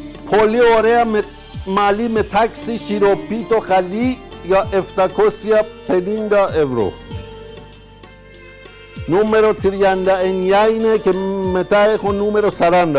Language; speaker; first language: Greek; non-native, fluent; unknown